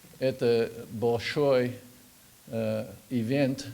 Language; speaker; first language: Russian; non-native, learner; English